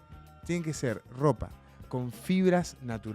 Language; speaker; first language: Spanish; native; Spanish